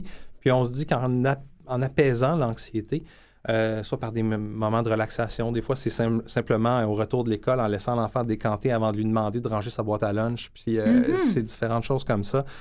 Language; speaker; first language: French; native; French